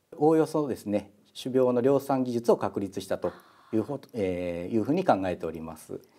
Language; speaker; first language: Japanese; native; Japanese